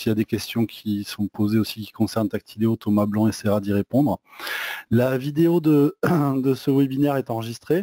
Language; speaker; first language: French; native; French